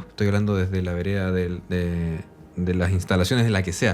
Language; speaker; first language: Spanish; native; Spanish